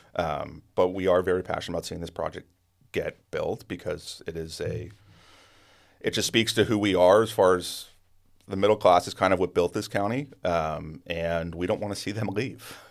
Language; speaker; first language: English; native; English